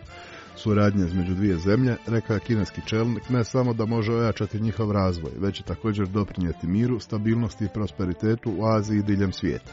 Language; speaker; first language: Croatian; non-native, fluent; Chinese